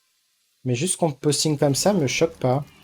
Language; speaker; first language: French; native; French